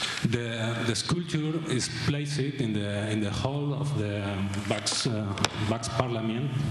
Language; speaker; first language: English; non-native, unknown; Spanish